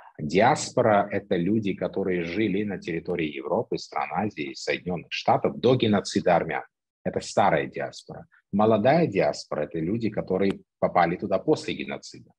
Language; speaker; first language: Russian; native; Russian